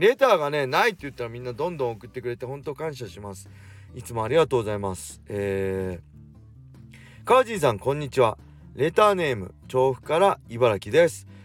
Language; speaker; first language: Japanese; native; Japanese